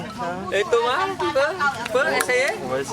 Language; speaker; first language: French; non-native, fluent; Vietnamese